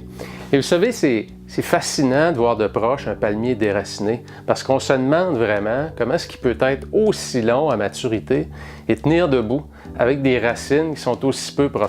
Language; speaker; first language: French; native; French